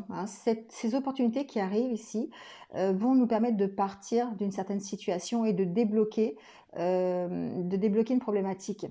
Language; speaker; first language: French; native; French